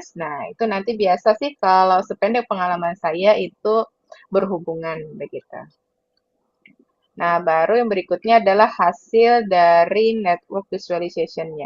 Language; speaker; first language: Indonesian; native; Indonesian